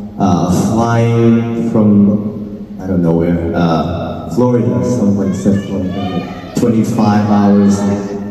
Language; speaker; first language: English; non-native, learner; Thai